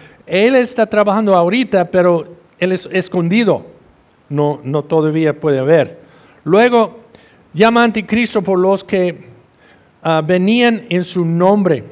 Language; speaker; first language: Spanish; non-native, fluent; English